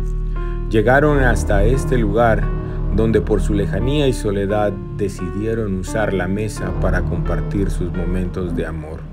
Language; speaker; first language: Spanish; native; Spanish